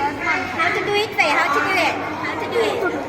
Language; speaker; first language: English; non-native, local second language; Filipino